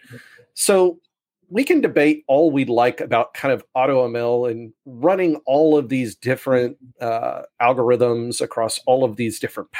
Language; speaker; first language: English; native; English